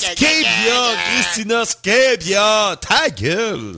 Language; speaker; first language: French; native; French